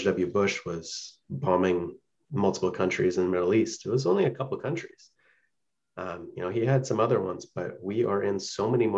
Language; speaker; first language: English; native; English